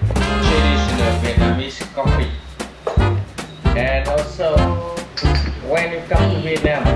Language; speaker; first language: English; non-native, learner; Vietnamese